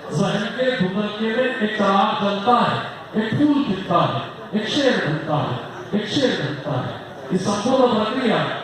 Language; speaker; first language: Urdu; native; Urdu